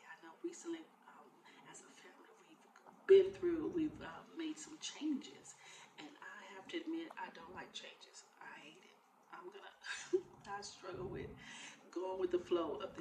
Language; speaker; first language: English; native; English